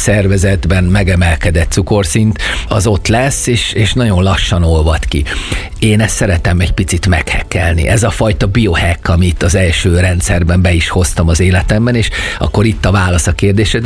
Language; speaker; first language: Hungarian; native; Hungarian